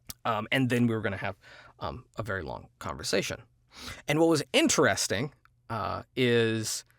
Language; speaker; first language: English; native; English